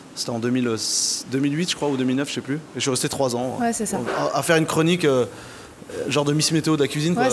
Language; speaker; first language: French; early bilingual, other home language; Arabic